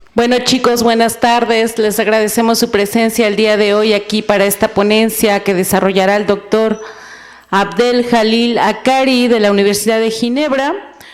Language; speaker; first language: Spanish; native; Spanish